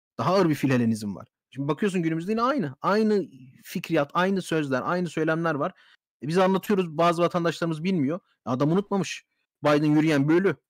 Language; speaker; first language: Turkish; early bilingual, heritage; Turkish